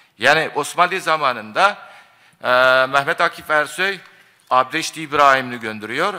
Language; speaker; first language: Turkish; non-native, fluent; Japanese